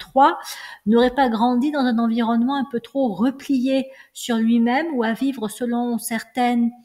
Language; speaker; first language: French; native; French